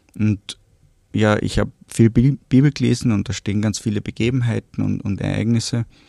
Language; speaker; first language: German; early bilingual, other home language; Romanian